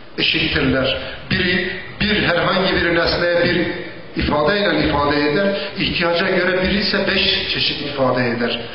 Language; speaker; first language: Turkish; non-native, local second language; Zaza